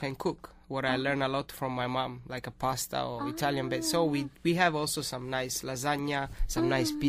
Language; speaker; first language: English; non-native, learner; Italian